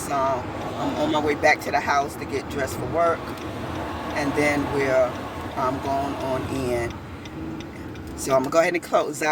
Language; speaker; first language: English; native; English